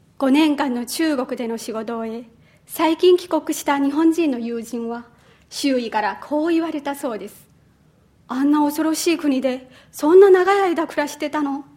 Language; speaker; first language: Japanese; non-native, fluent; Chinese